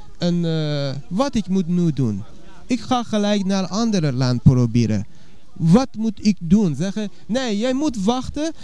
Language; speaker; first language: Dutch; non-native, learner; Persian